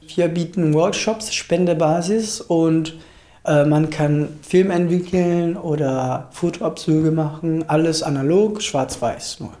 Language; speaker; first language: German; non-native, fluent; Italian